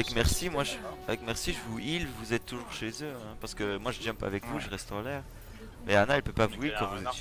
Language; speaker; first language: French; native; French